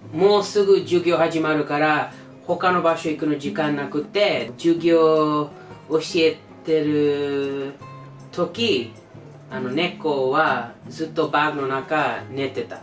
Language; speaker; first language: Japanese; non-native, learner; English